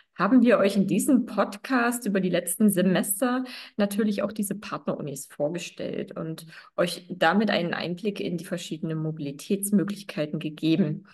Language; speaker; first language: German; native; German